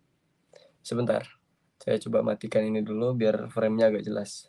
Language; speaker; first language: Indonesian; native; Indonesian